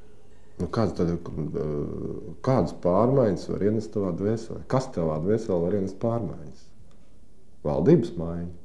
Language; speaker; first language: Latvian; native; Latvian